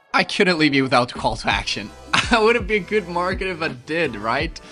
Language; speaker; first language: English; non-native, fluent; Swedish